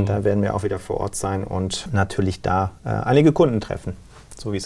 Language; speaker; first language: German; native; German